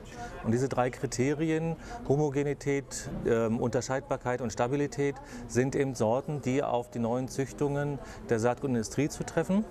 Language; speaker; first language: German; native; German